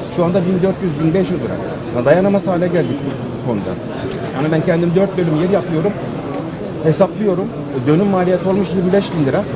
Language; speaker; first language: Turkish; native; Turkish